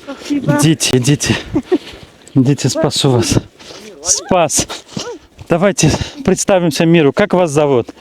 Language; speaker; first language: Russian; native; Russian